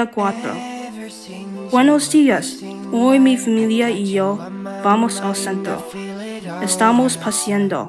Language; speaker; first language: Spanish; non-native, learner; English